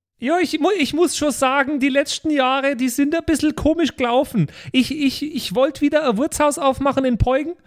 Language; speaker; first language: German; native; German